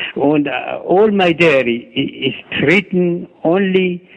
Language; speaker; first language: English; non-native, learner; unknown